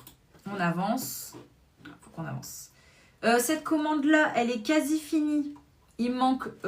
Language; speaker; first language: French; native; French